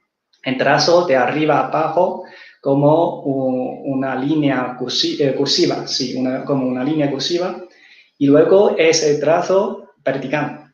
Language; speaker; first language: Spanish; non-native, fluent; Chinese